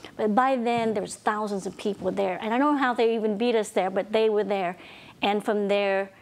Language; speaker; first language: English; non-native, fluent; Vietnamese